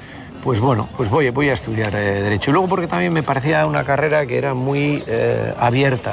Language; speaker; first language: Spanish; native; Spanish